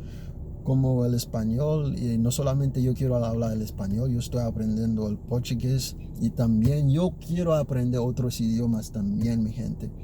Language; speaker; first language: Spanish; early bilingual, other home language; Haitian Creole